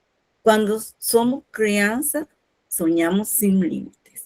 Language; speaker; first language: Portuguese; non-native, fluent; Spanish